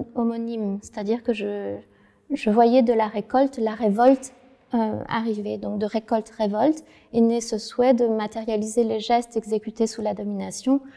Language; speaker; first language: French; non-native, fluent; Vietnamese